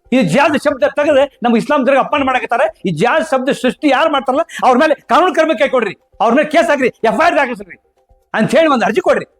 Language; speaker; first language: Kannada; non-native, local second language; Urdu